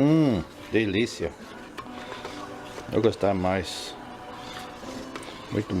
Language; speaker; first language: Portuguese; non-native, learner; English